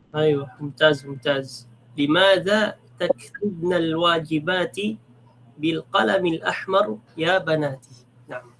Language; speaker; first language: Arabic; non-native, fluent; Filipino